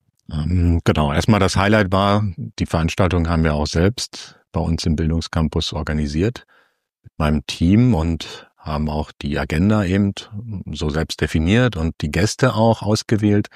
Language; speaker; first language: German; native; German